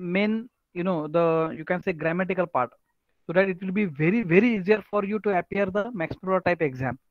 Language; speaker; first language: English; non-native, local second language; Marathi